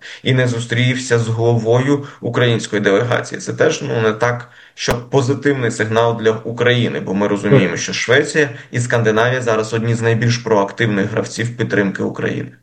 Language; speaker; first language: Ukrainian; native; Ukrainian